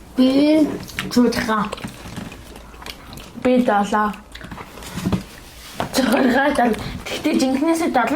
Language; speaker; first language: Mongolian; early bilingual, heritage; Mongolian